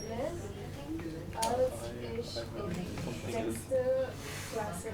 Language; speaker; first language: German; non-native, learner; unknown